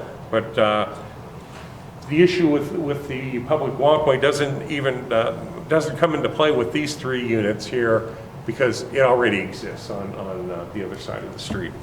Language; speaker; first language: English; native; English